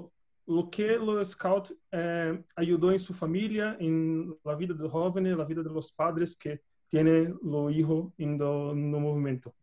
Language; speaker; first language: Spanish; non-native, learner; Portuguese